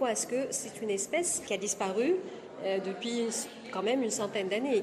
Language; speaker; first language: French; non-native, local second language; Arabic